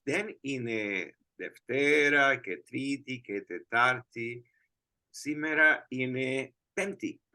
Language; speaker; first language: Greek; non-native, learner; Spanish